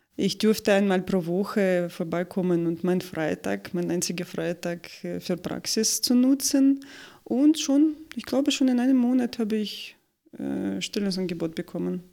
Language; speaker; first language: German; non-native, fluent; Russian